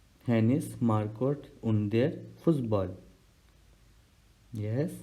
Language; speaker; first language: German; non-native, fluent; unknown